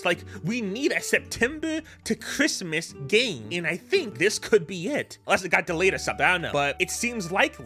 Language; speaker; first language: English; native; English